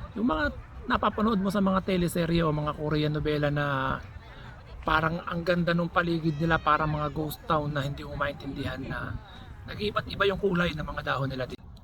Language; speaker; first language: Filipino; native; Filipino